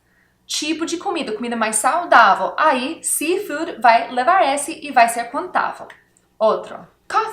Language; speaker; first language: Portuguese; non-native, fluent; English